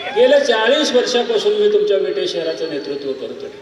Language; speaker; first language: Marathi; native; Marathi